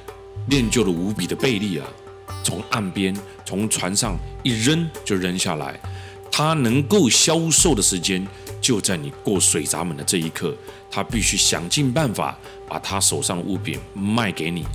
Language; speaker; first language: Chinese; native; Chinese